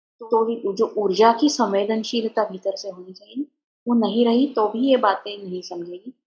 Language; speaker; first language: Hindi; non-native, local second language; Marathi